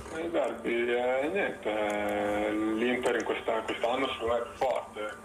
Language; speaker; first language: Italian; native; Italian